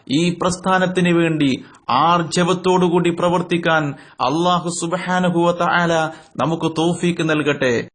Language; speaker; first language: Malayalam; native; Malayalam